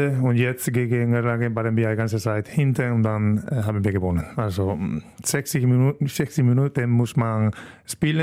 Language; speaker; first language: German; non-native, learner; Spanish